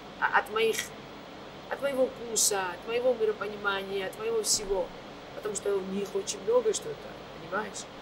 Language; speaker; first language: Russian; non-native, fluent; Georgian